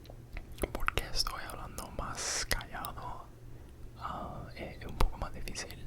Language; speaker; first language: Spanish; non-native, learner; English